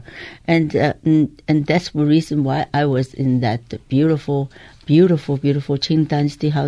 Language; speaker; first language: English; non-native, local second language; Cantonese